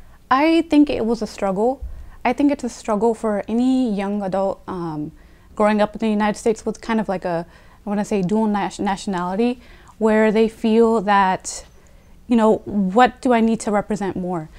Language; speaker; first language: English; native; English